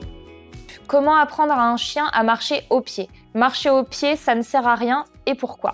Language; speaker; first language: French; native; French